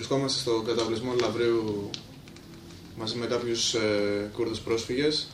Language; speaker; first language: Greek; native; Greek